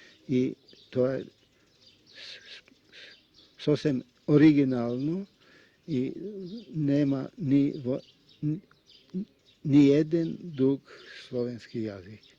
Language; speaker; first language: Macedonian; non-native, fluent; Russian